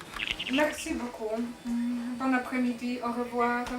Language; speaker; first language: French; non-native, learner; Polish